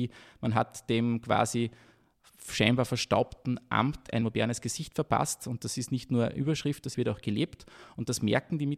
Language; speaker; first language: German; native; German